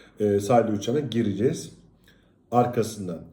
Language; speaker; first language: Turkish; native; Turkish